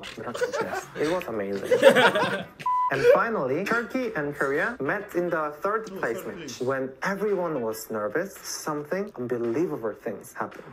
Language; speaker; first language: English; non-native, fluent; Korean